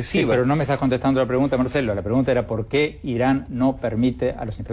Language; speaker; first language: Spanish; native; Spanish